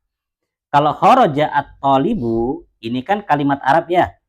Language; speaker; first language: Indonesian; native; Indonesian